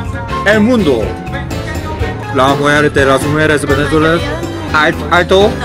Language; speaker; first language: Spanish; non-native, learner; Korean